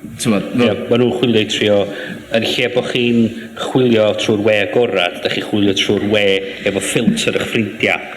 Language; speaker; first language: Welsh; native; Welsh